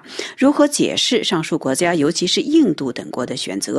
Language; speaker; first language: Chinese; native; Chinese